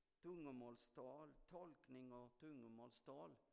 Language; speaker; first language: Swedish; non-native, fluent; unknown